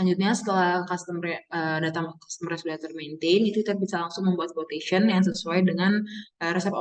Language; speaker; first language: Indonesian; native; Indonesian